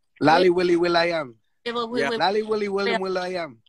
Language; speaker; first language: English; native; English